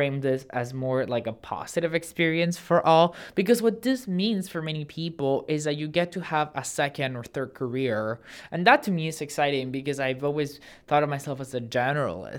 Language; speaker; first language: English; non-native, fluent; Spanish